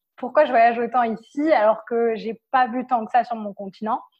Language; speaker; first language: French; native; French